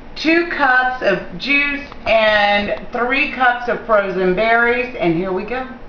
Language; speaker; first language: English; native; English